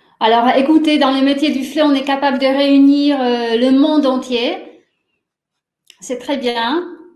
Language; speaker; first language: French; non-native, fluent; Polish